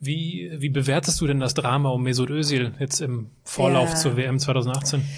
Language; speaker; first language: German; native; German